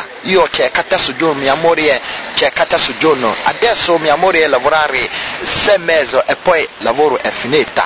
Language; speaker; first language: Italian; non-native, learner; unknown